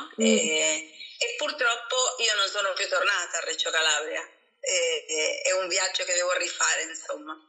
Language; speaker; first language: Italian; non-native, fluent; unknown